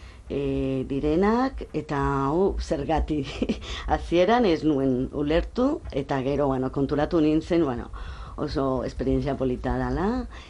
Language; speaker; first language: Basque; non-native, local second language; Spanish